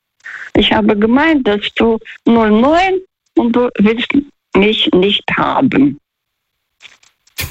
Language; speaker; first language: German; non-native, fluent; Russian